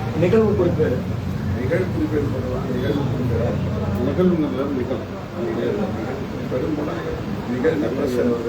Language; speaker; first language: Tamil; native; Tamil